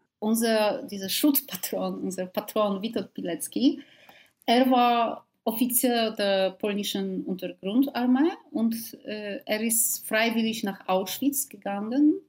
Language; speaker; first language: German; non-native, fluent; Polish